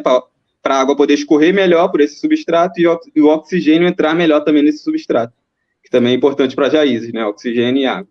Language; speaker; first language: Portuguese; native; Portuguese